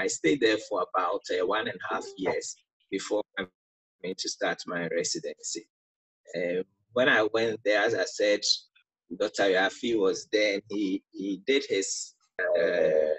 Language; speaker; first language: English; non-native, local second language; Akan